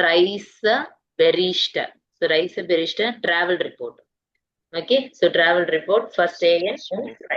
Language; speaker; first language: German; non-native, learner; Tamil